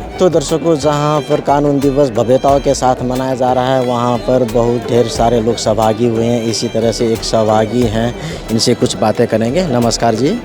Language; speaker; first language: Hindi; non-native, local second language; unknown